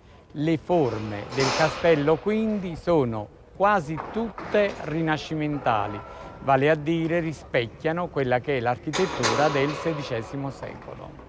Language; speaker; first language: Italian; native; Italian